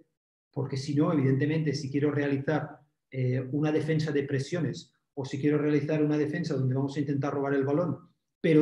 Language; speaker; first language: Spanish; native; Spanish